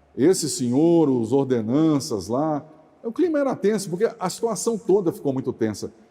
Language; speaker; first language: Portuguese; native; Portuguese